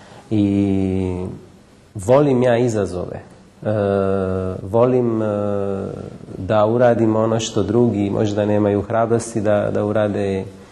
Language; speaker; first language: Croatian; non-native, fluent; Italian